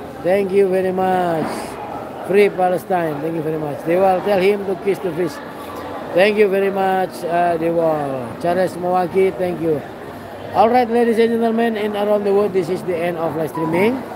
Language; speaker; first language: English; non-native, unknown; Indonesian